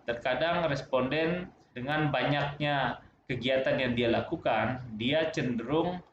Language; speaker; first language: Indonesian; native; Indonesian